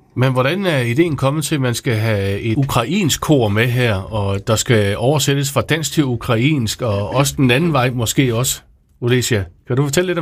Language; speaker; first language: Danish; native; Danish